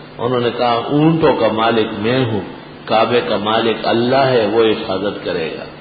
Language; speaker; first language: Urdu; non-native, local second language; Pashto